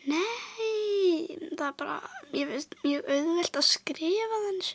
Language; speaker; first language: Icelandic; native; Icelandic